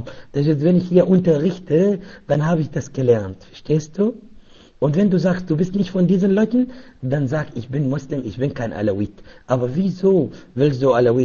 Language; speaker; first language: German; non-native, fluent; Arabic